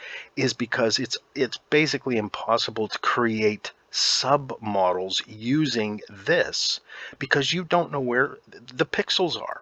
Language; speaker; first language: English; native; English